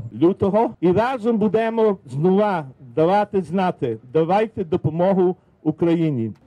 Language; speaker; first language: Ukrainian; early bilingual, heritage; Ukrainian